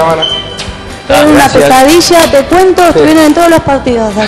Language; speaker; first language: Spanish; native; Spanish